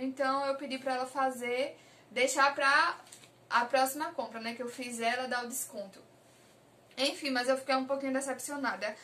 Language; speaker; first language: Portuguese; native; Portuguese